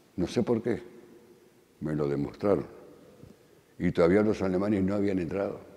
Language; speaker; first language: Spanish; early bilingual, other home language; Polish